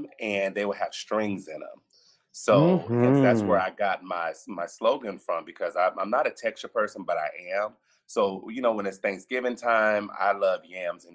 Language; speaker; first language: English; native; English